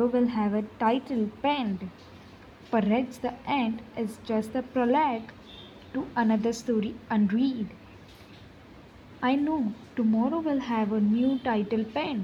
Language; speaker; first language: English; non-native, local second language; Gujarati